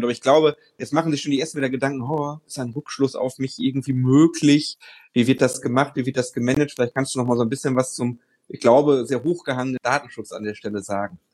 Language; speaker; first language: German; native; German